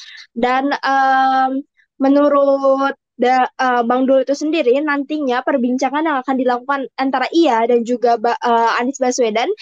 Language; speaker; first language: Indonesian; native; Indonesian